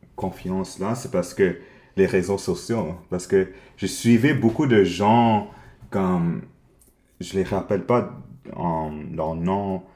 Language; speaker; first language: French; early bilingual, other home language; English